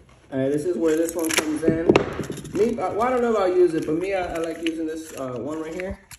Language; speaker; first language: English; early bilingual, other home language; Spanish